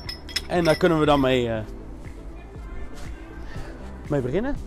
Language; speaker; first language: Dutch; native; Dutch